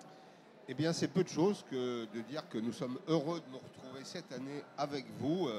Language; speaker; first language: French; native; French